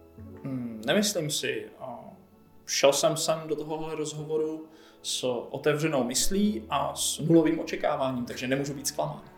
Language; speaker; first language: Czech; native; Czech